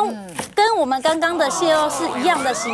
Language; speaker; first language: Chinese; native; Chinese